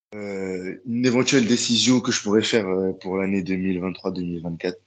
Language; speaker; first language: French; native; French